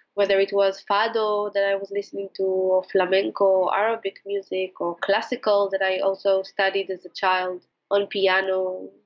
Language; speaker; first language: English; non-native, fluent; Hebrew